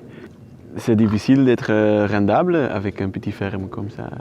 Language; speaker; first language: French; non-native, learner; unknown